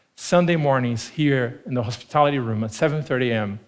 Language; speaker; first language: English; non-native, fluent; Portuguese